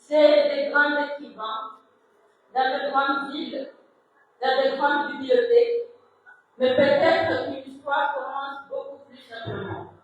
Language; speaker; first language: French; non-native, local second language; Comorian